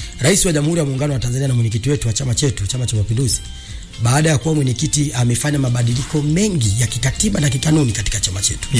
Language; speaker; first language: Swahili; native; Swahili